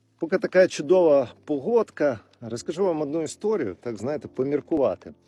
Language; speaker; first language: Ukrainian; non-native, local second language; Russian